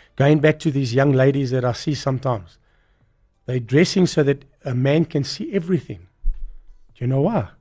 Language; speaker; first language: English; native; English